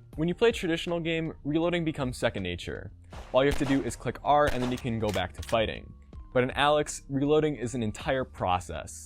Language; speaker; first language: English; native; English